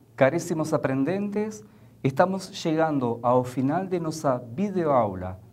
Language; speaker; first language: Portuguese; non-native, fluent; Spanish